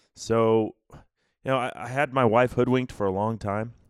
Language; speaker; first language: English; native; English